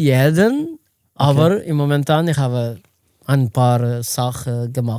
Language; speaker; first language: German; non-native, learner; Portuguese